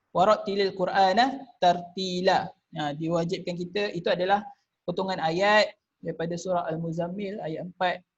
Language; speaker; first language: Malay; native; Malay